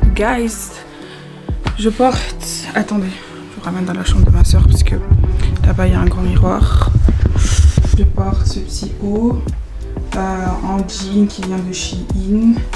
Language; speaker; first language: French; native; French